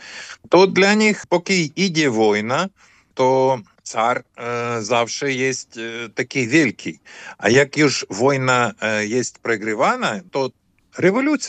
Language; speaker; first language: Polish; non-native, fluent; Ukrainian